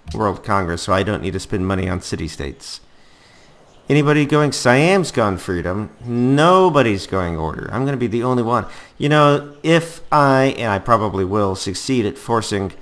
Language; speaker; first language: English; native; English